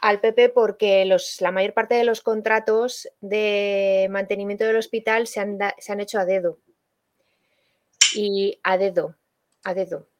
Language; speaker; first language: Spanish; non-native, fluent; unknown